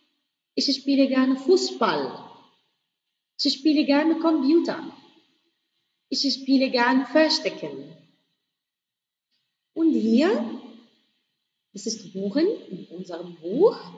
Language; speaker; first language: German; non-native, fluent; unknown